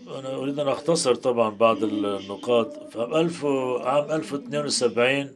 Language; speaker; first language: Arabic; non-native, fluent; Turkish